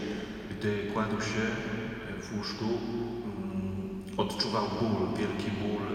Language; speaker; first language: Polish; native; Polish